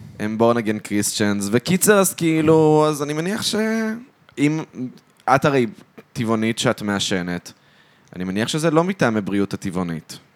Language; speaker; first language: Hebrew; native; Hebrew